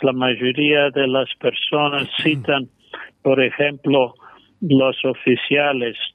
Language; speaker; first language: Spanish; non-native, fluent; English